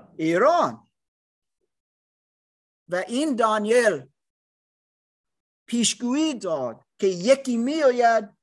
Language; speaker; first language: Persian; non-native, learner; English